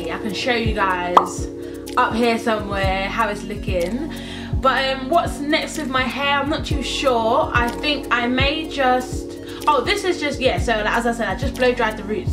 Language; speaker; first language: English; native; English